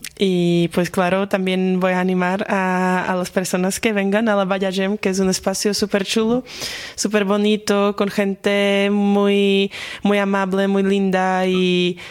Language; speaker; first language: Spanish; non-native, fluent; Slovak